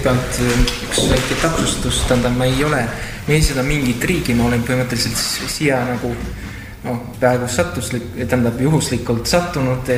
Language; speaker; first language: Estonian; non-native, fluent; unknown